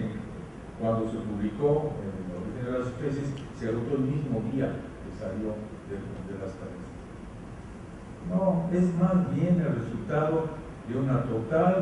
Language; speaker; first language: Spanish; native; Spanish